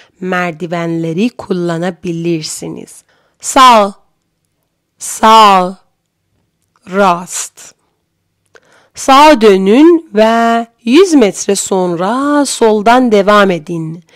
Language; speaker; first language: Turkish; non-native, fluent; Persian